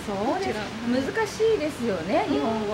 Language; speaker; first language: Japanese; native; Japanese